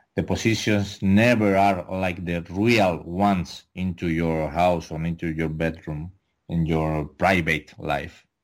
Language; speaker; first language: English; non-native, fluent; Spanish